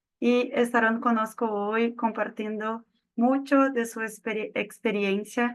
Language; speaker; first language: Spanish; non-native, fluent; Portuguese